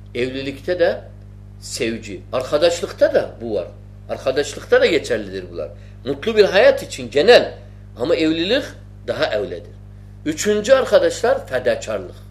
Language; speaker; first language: Turkish; non-native, fluent; Arabic